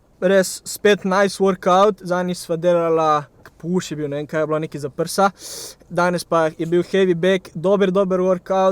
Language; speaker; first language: Slovenian; native; Slovenian